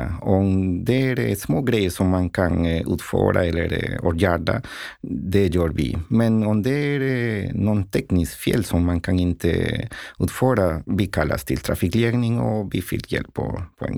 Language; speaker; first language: Swedish; non-native, learner; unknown